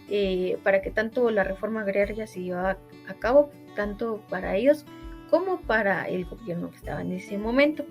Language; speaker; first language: Spanish; native; Spanish